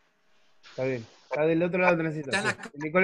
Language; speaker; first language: Spanish; native; Spanish